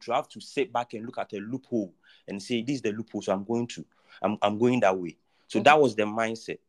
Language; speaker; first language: English; non-native, local second language; Akan